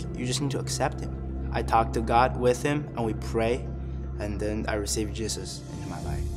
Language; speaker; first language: English; non-native, fluent; Chinese